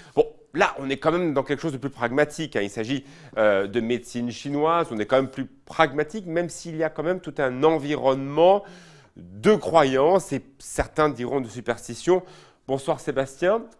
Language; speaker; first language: French; native; French